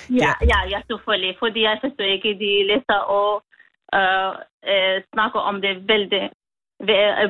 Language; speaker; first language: Danish; non-native, learner; Kurdish